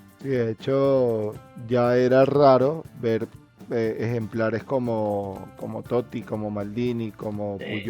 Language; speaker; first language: Spanish; native; Spanish